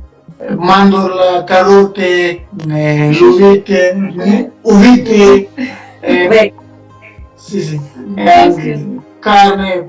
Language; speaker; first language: Italian; non-native, learner; Persian